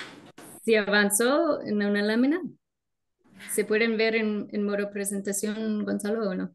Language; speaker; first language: Spanish; non-native, fluent; English